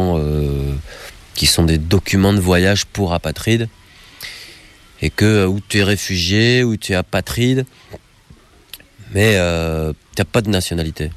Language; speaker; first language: French; native; French